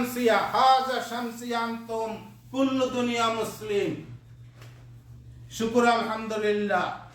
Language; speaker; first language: Arabic; non-native, learner; Bangla